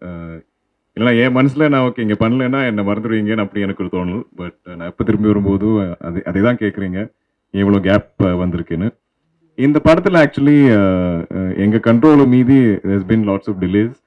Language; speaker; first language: Tamil; non-native, local second language; Malayalam